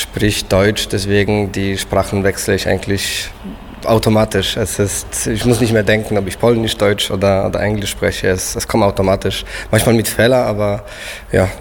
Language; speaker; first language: German; non-native, fluent; Polish